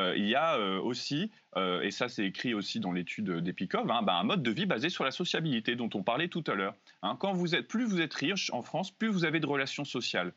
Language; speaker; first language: French; native; French